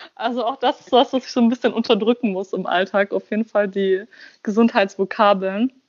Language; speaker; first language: German; early bilingual, other home language; Persian